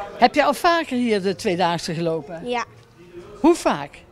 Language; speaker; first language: Dutch; native; Dutch